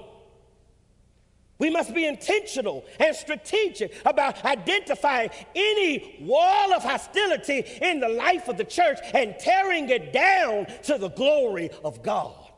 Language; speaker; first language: English; native; English